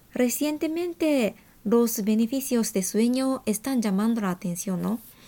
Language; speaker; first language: Spanish; non-native, fluent; Japanese